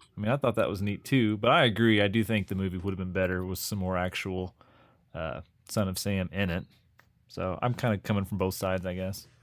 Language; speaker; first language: English; native; English